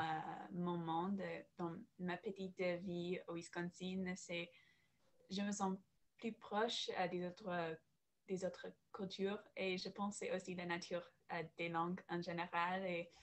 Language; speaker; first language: French; non-native, learner; English